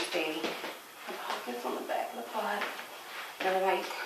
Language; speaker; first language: English; native; English